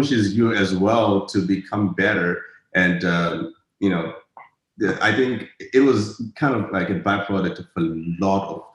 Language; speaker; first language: English; non-native, local second language; Shona